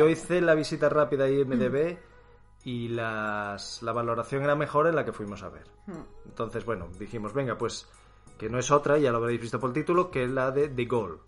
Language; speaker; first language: Spanish; native; Spanish